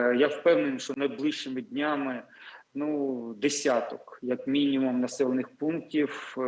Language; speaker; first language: Ukrainian; native; Ukrainian